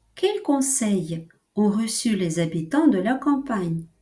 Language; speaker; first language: French; non-native, fluent; Ukrainian